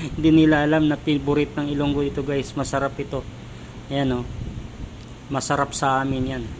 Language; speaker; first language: Filipino; non-native, local second language; Hiligaynon